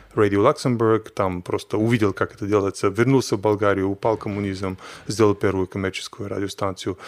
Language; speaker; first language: Russian; non-native, fluent; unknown